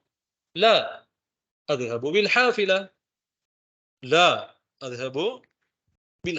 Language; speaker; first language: Arabic; non-native, fluent; Tamil